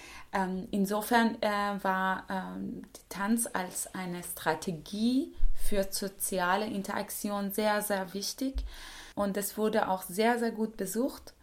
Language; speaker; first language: German; non-native, fluent; Persian